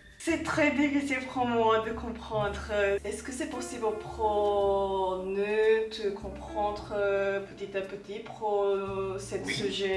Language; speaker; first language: French; non-native, learner; Japanese